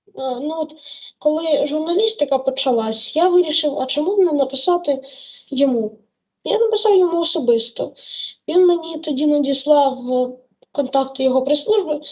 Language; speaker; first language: Ukrainian; native; Ukrainian